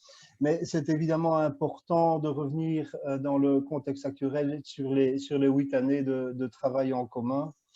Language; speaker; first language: French; native; French